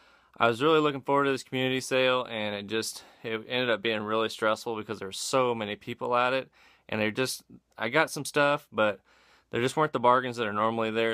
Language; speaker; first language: English; native; English